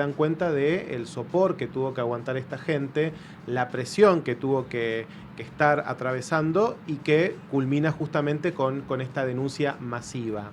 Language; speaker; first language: Spanish; native; Spanish